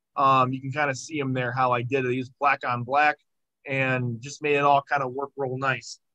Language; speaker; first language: English; native; English